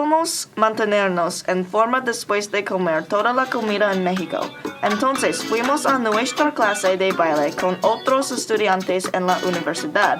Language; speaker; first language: Spanish; non-native, learner; English